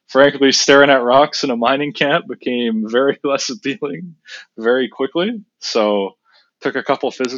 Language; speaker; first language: English; native; English